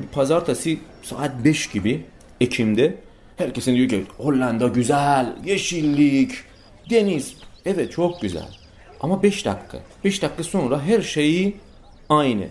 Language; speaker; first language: Turkish; non-native, fluent; Persian